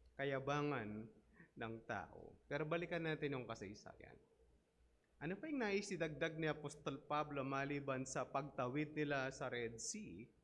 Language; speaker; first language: Filipino; non-native, local second language; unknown